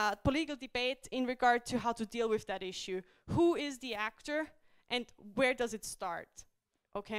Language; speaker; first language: English; non-native, fluent; German